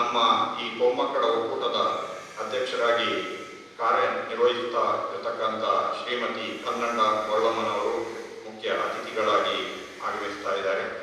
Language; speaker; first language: Kannada; non-native, local second language; Kodava